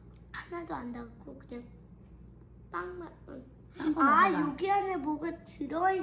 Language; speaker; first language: Korean; early bilingual, heritage; Korean